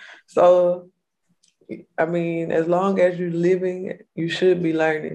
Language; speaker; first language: English; native; English